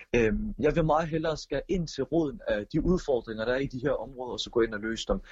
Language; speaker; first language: Danish; early bilingual, other home language; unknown